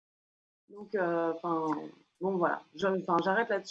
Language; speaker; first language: French; native; French